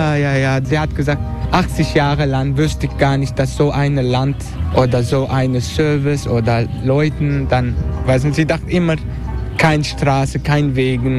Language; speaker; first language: German; non-native, fluent; Turkish